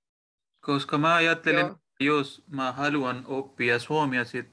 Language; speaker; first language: Finnish; non-native, learner; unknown